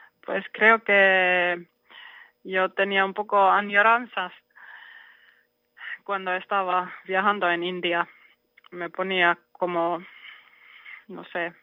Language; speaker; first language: Spanish; non-native, learner; Finnish